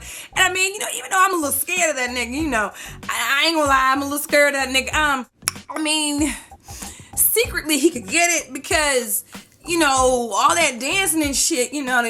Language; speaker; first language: English; native; English